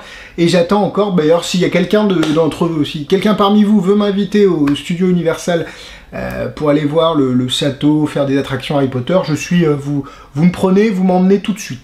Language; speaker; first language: French; native; French